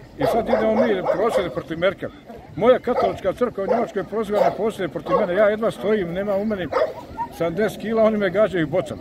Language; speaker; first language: Bosnian; native; Bosnian